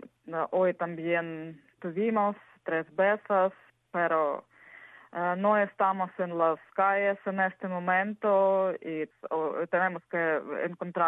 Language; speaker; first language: Spanish; non-native, learner; Ukrainian